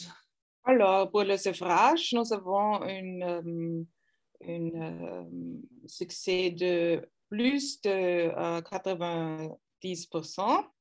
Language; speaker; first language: French; non-native, fluent; German